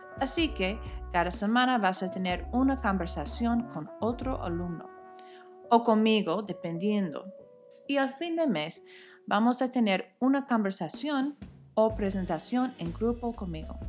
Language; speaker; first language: Spanish; non-native, fluent; English